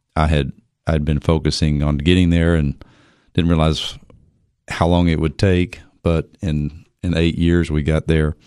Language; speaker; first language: English; native; English